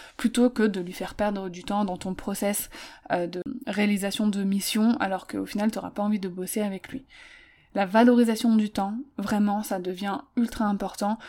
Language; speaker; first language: French; native; French